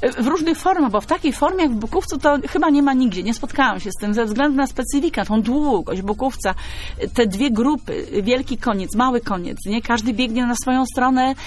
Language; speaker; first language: Polish; native; Polish